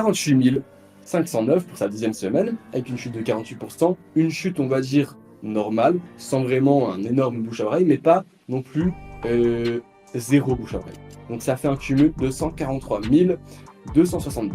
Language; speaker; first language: French; native; French